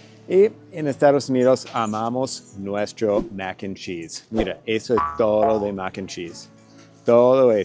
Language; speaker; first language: Spanish; non-native, fluent; English